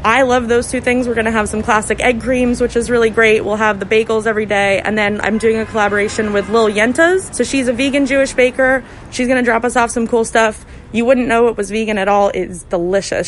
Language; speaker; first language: English; native; English